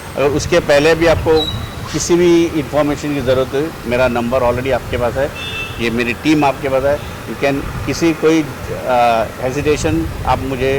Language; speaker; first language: Hindi; non-native, local second language; Marathi